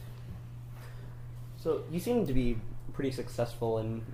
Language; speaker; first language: English; native; English